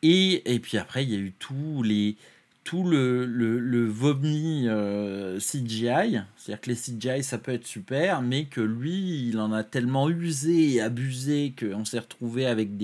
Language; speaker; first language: French; native; French